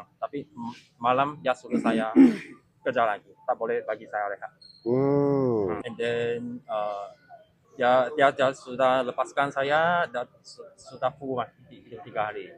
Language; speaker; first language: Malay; non-native, local second language; Chinese